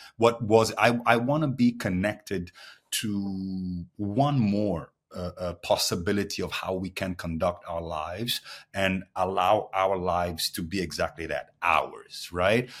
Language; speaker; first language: English; non-native, fluent; Portuguese